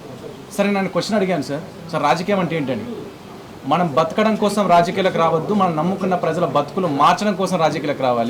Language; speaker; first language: Telugu; native; Telugu